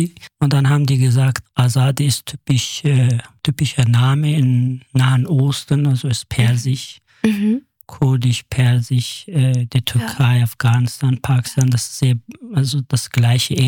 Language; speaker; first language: German; non-native, fluent; Kurdish